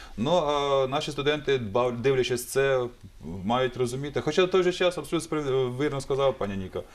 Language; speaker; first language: Ukrainian; native; Ukrainian